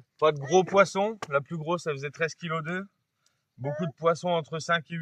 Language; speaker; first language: French; native; French